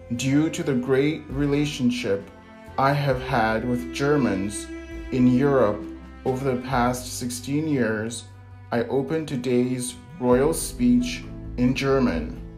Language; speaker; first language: English; native; English